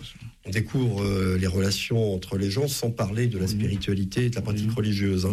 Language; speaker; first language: French; native; French